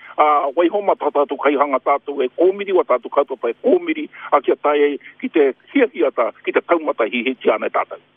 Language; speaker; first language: Māori; native; Māori